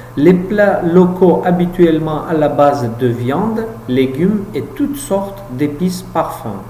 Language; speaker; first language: French; non-native, fluent; Uzbek